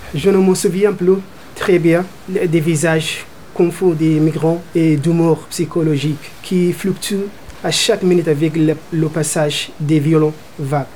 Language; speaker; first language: French; non-native, learner; Arabic